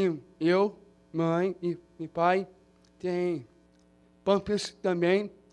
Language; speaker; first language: Portuguese; non-native, learner; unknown